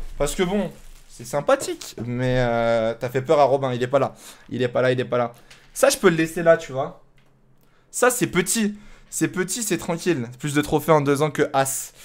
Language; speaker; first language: French; native; French